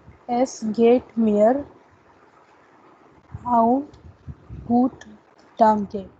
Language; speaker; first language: German; non-native, learner; Hindi